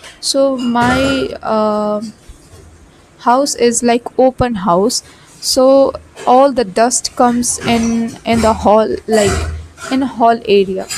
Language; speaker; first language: English; non-native, learner; Bhojpuri